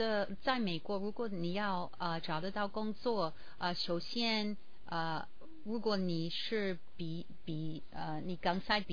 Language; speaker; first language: Chinese; non-native, learner; English